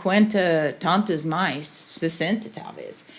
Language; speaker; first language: Portuguese; non-native, fluent; English